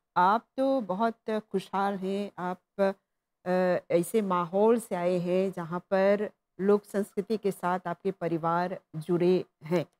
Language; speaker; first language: Hindi; non-native, local second language; Morisyen